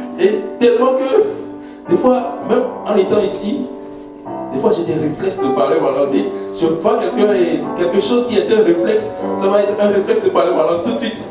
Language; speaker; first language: French; non-native, local second language; Haitian Creole